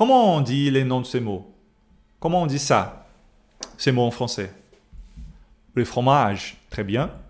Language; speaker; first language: French; non-native, fluent; Portuguese